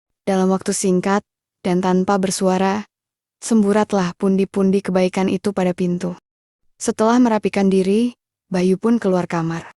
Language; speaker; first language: Indonesian; native; Indonesian